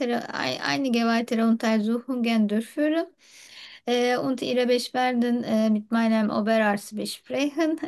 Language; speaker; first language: German; non-native, learner; Turkish